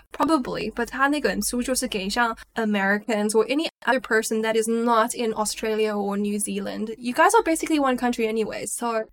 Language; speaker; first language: English; non-native, local second language; Chinese